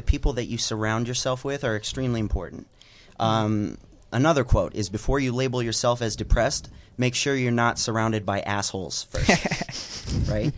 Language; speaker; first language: English; non-native, local second language; Filipino